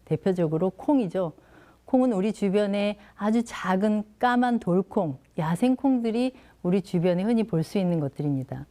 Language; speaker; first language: Korean; native; Korean